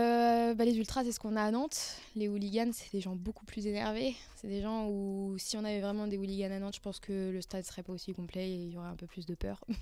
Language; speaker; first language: French; native; French